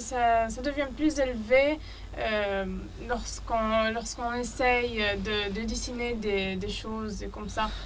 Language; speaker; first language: French; non-native, learner; Arabic